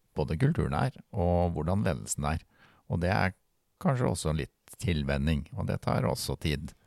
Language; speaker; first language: Norwegian; native; Norwegian